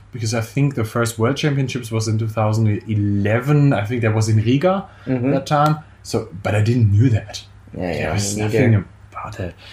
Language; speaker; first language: English; non-native, fluent; German